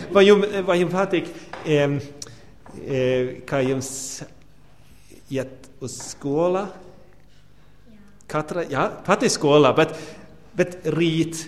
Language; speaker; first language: Latvian; non-native, learner; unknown